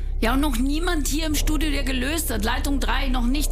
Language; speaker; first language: German; native; German